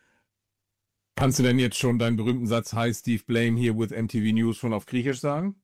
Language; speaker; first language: German; native; German